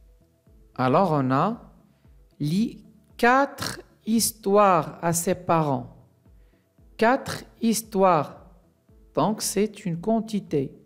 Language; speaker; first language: French; non-native, local second language; Arabic